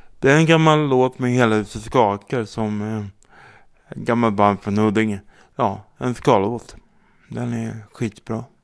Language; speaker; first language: Swedish; native; Swedish